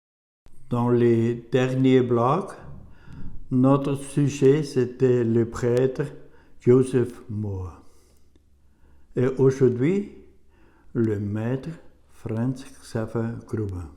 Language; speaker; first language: French; non-native, learner; German